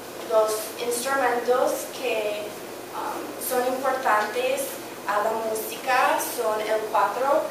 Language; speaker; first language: Spanish; non-native, learner; English